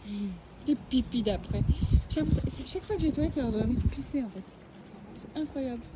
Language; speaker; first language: French; native; French